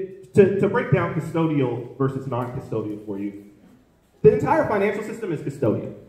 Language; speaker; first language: English; native; English